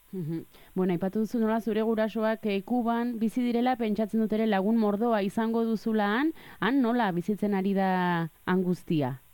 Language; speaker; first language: Basque; native; Basque